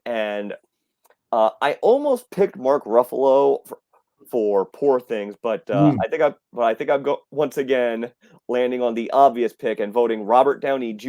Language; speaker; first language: English; native; English